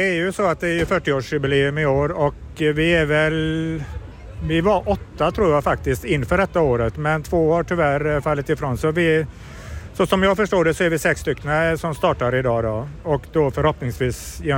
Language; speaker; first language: Swedish; native; Swedish